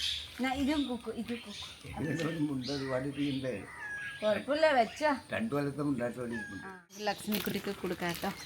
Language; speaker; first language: Malayalam; non-native, learner; Nepali